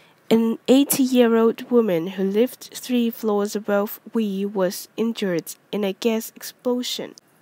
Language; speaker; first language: English; non-native, local second language; Cantonese